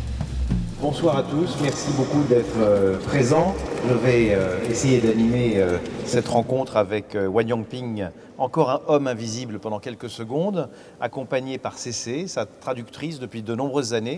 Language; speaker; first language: French; native; French